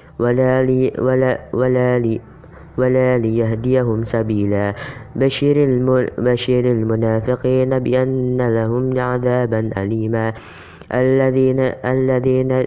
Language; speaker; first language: Arabic; non-native, learner; Indonesian